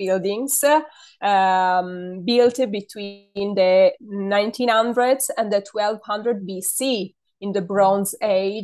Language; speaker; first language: English; non-native, fluent; Italian